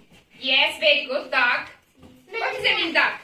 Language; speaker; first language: English; non-native, learner; Azerbaijani